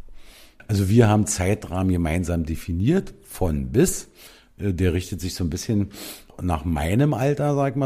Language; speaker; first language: German; native; German